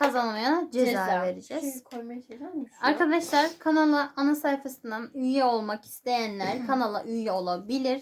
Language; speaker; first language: Turkish; native; Turkish